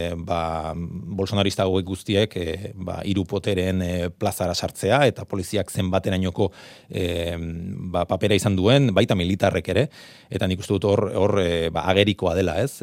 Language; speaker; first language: Basque; native; Basque